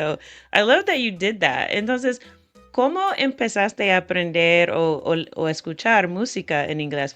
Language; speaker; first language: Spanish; non-native, fluent; English